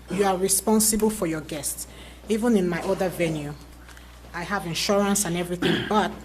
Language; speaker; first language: English; native; English